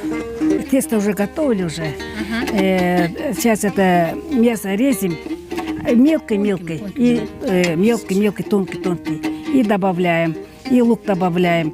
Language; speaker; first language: Russian; non-native, learner; Kyrgyz